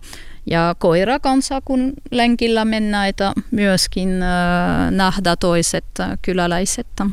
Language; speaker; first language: Finnish; non-native, learner; French